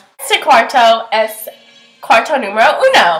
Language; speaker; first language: Spanish; non-native, learner; English